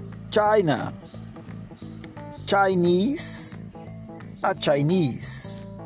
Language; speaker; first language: English; non-native, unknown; Portuguese